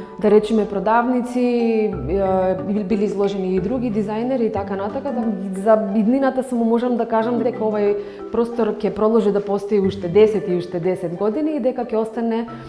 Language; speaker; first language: Macedonian; native; Macedonian